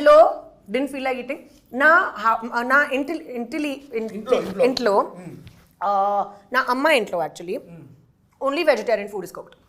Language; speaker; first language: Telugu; non-native, learner; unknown